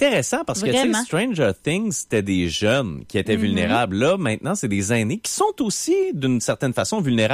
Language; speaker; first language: French; native; French